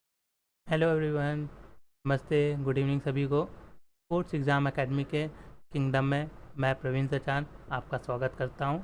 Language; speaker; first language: Hindi; native; Hindi